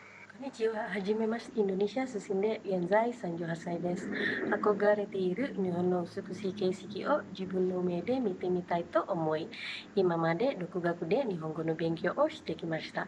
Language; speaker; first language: Japanese; non-native, fluent; Indonesian